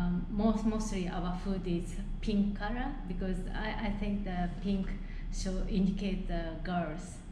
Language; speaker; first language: English; non-native, fluent; Japanese